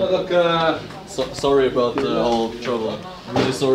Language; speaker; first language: English; non-native, fluent; German